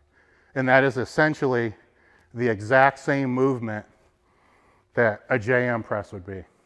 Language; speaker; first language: English; native; English